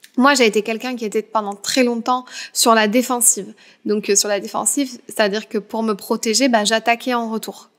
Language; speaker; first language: French; native; French